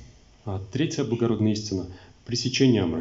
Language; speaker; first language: Russian; native; Russian